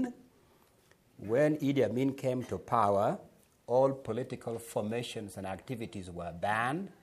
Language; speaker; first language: English; non-native, local second language; Acoli